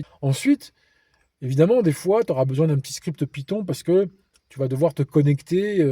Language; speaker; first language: French; native; French